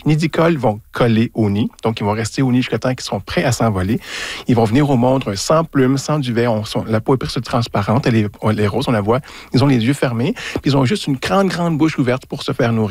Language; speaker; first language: French; native; French